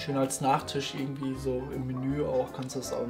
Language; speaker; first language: German; native; German